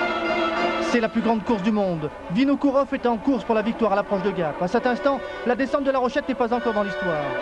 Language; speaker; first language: French; native; French